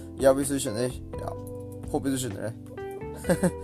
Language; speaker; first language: Norwegian; non-native, learner; Thai